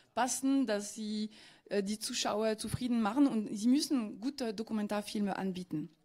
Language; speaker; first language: German; non-native, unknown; French